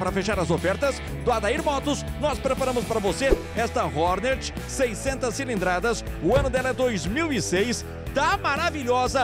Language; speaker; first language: Portuguese; native; Portuguese